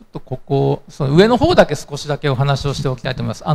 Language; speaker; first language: Japanese; native; Japanese